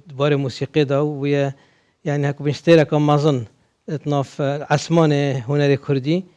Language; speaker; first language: Kurdish; native; Kurdish